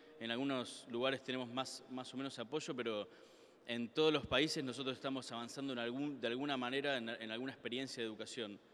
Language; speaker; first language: Spanish; native; Spanish